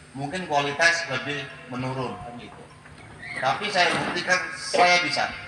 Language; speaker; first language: Indonesian; native; Indonesian